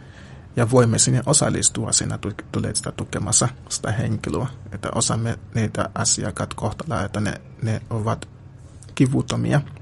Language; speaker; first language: Finnish; non-native, fluent; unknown